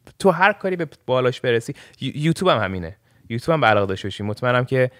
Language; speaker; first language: Persian; early bilingual, heritage; Persian